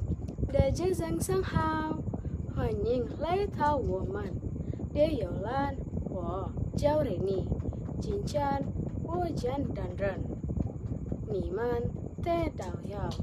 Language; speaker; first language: Chinese; non-native, learner; Indonesian